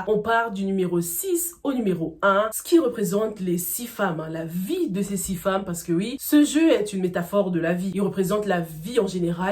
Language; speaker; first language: French; native; French